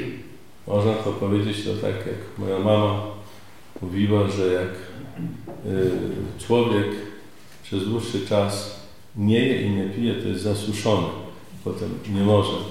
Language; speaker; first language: Polish; native; Polish